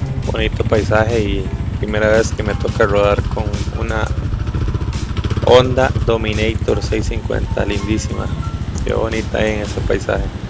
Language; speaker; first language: Spanish; native; Spanish